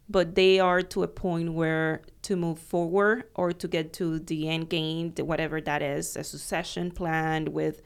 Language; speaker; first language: English; non-native, fluent; Spanish